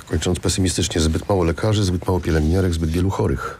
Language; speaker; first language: Polish; native; Polish